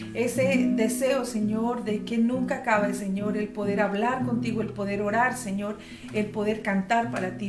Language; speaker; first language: Spanish; native; Spanish